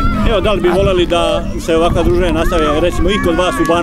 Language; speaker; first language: Serbian; native; Serbian